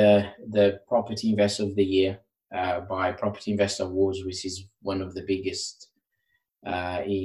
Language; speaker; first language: English; non-native, fluent; Portuguese